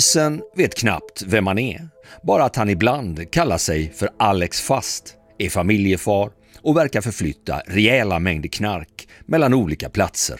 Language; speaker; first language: Swedish; native; Swedish